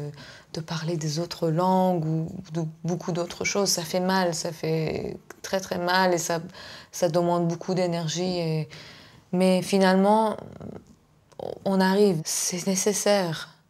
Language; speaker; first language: French; non-native, fluent; Persian